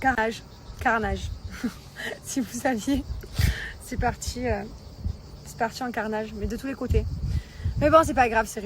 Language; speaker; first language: French; native; French